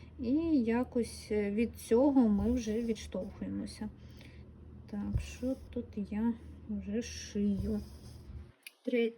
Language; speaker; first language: Ukrainian; non-native, local second language; Russian